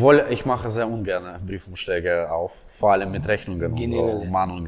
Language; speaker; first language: German; non-native, fluent; Russian